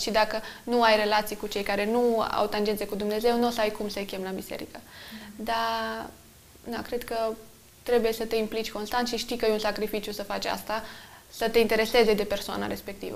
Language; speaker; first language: Romanian; native; Romanian